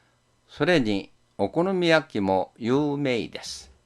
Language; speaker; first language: Japanese; non-native, fluent; Korean